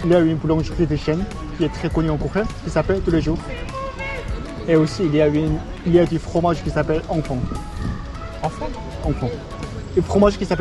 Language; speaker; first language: French; non-native, learner; Korean